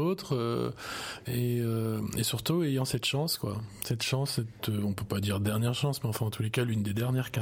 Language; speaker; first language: French; native; French